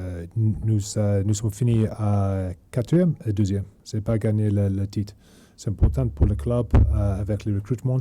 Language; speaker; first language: French; non-native, learner; English